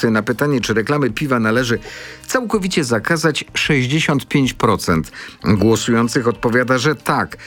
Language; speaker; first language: Polish; native; Polish